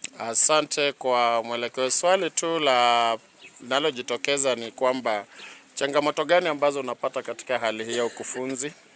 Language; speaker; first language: Swahili; non-native, local second language; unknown